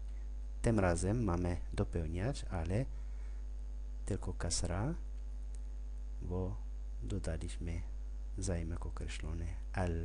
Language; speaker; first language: Polish; non-native, fluent; Arabic